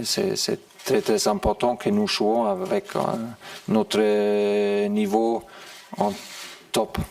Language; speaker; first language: French; non-native, fluent; German